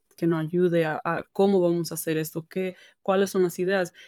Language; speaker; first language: Spanish; native; Spanish